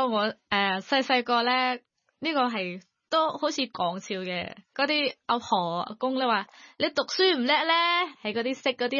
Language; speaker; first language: Cantonese; non-native, learner; Thai